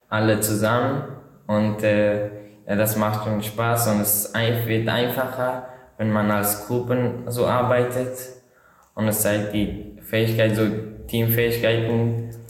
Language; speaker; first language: German; non-native, learner; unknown